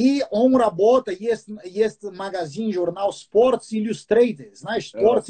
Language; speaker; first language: Russian; non-native, fluent; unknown